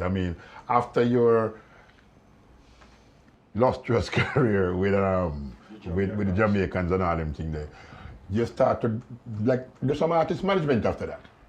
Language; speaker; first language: English; native; English